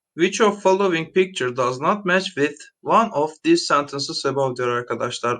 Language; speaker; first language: English; non-native, fluent; Turkish